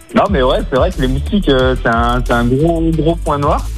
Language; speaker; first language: French; native; French